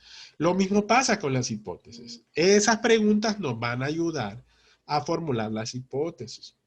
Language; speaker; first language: Spanish; native; Spanish